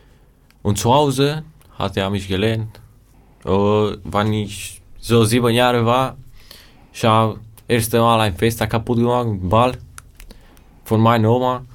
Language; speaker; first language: German; non-native, learner; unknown